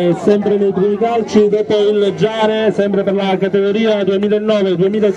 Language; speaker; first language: Italian; native; Italian